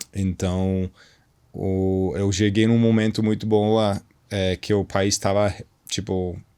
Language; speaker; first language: Portuguese; non-native, fluent; English